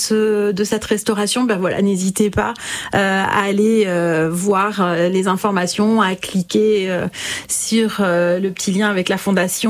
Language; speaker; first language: French; native; French